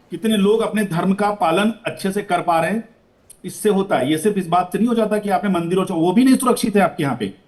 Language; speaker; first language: Hindi; native; Hindi